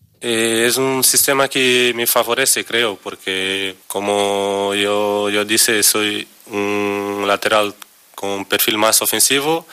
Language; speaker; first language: Spanish; non-native, learner; Portuguese